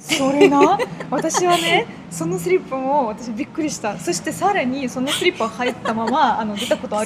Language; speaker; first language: Japanese; non-native, fluent; Russian